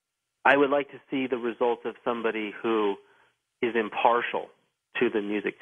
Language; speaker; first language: English; native; English